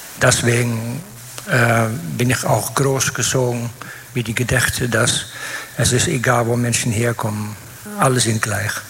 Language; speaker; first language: German; non-native, fluent; Dutch